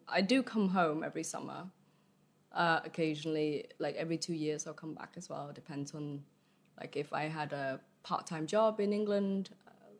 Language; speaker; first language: English; early bilingual, other home language; Vietnamese